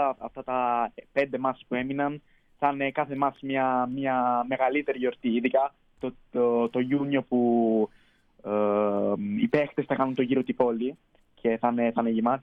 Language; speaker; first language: Greek; early bilingual, heritage; Greek